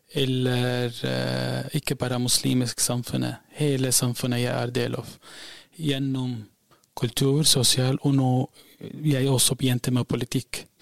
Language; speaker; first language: Norwegian; non-native, learner; Arabic